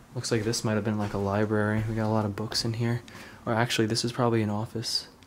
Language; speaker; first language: English; native; English